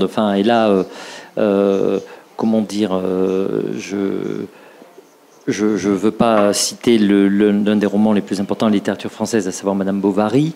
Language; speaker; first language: French; native; French